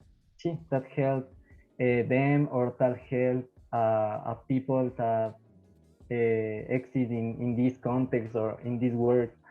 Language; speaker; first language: English; non-native, learner; Spanish